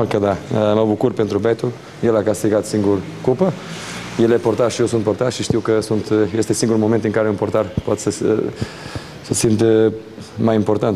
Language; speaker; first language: Romanian; non-native, fluent; Portuguese